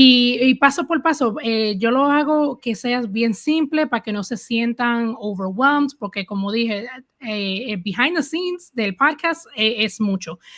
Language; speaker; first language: Spanish; early bilingual, heritage; Spanish